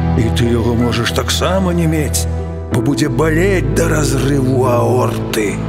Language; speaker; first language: Belarusian; native; Belarusian